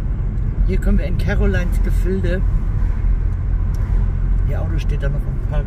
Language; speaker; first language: German; native; German